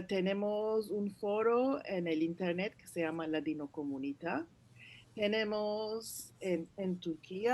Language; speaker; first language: Spanish; early bilingual, heritage; Turkish